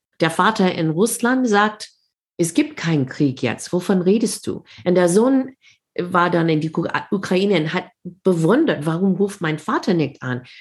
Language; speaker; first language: German; non-native, fluent; English